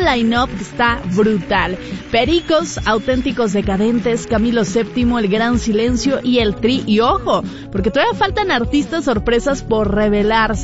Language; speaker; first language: Spanish; native; Spanish